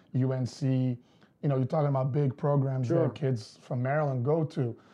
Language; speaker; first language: English; non-native, fluent; Portuguese